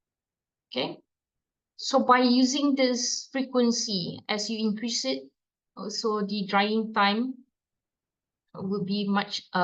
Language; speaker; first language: English; non-native, fluent; Malay